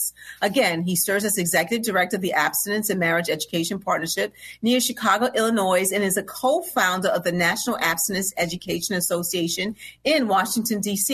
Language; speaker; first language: English; native; English